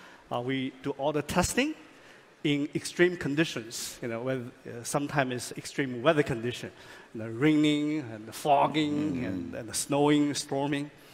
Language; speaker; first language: English; non-native, fluent; Chinese